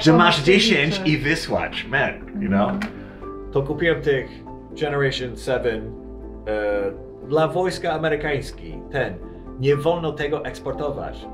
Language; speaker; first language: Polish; non-native, fluent; English